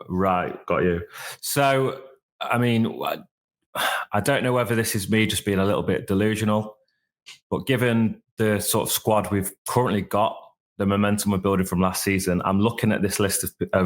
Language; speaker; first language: English; native; English